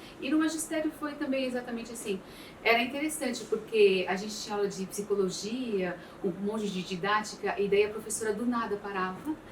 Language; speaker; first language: Portuguese; early bilingual, other home language; Arabic